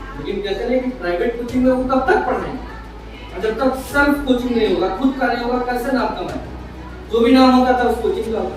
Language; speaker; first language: Hindi; native; Hindi